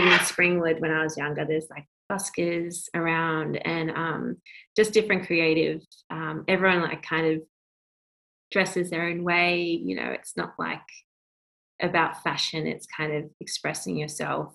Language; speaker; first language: English; native; English